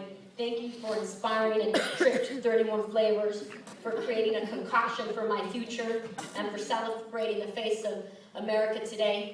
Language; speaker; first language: English; early bilingual, other home language; Spanish